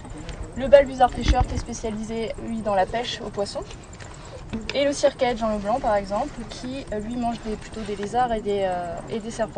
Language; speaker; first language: French; native; French